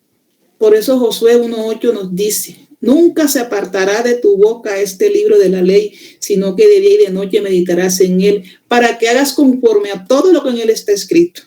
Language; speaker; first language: Spanish; native; Spanish